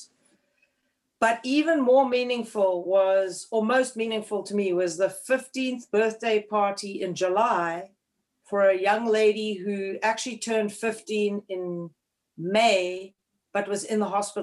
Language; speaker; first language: English; native; English